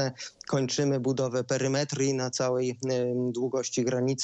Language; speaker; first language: Polish; native; Polish